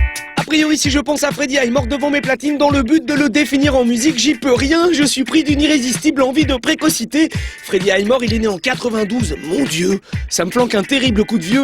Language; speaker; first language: French; native; French